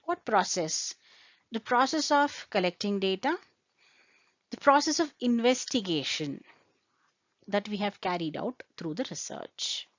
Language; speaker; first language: English; non-native, local second language; Kannada